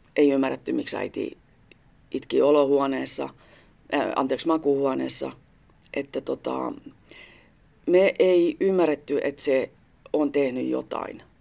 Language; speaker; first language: Finnish; native; Finnish